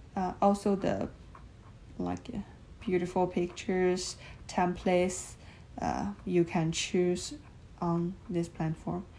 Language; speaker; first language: English; non-native, fluent; Chinese